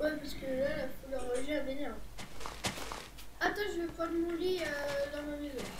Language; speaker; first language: French; native; French